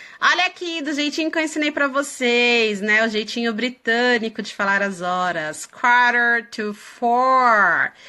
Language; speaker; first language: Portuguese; native; Portuguese